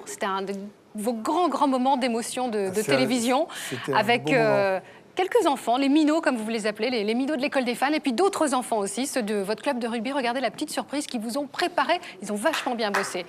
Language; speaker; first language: French; native; French